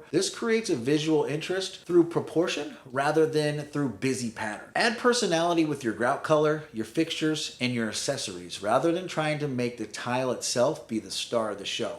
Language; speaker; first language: English; native; English